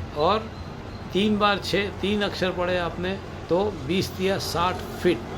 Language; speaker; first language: Hindi; native; Hindi